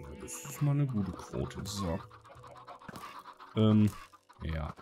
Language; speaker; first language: German; native; German